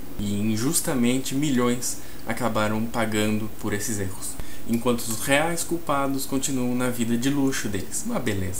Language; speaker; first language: Portuguese; native; Portuguese